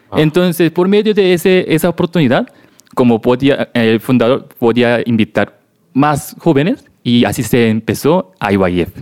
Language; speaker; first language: Spanish; non-native, learner; Korean